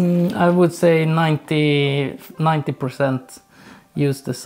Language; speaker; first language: English; non-native, fluent; Swedish